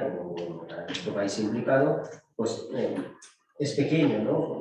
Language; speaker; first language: Spanish; native; Spanish